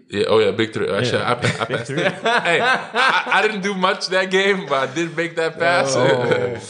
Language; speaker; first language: English; non-native, fluent; Lithuanian